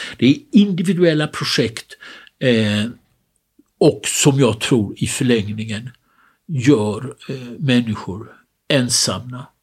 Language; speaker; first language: Swedish; native; Swedish